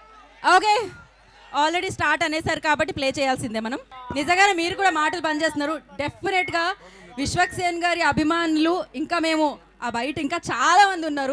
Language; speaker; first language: Telugu; native; Telugu